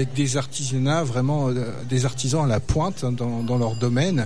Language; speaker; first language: French; native; French